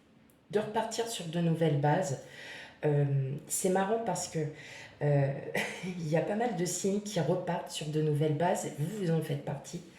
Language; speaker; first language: French; native; French